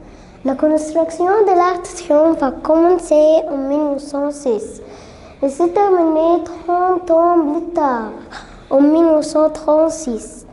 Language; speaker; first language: French; non-native, learner; Arabic